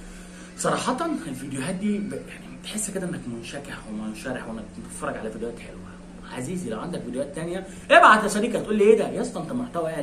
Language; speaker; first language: Arabic; native; Arabic